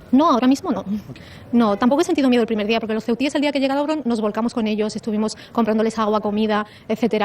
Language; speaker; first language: Spanish; native; Spanish